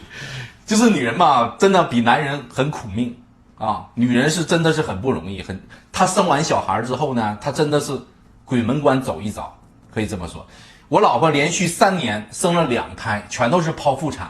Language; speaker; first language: Chinese; native; Chinese